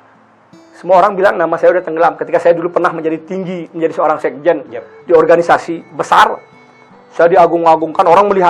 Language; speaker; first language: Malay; non-native, local second language; Balinese